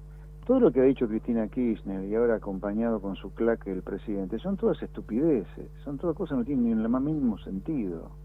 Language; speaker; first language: Spanish; native; Spanish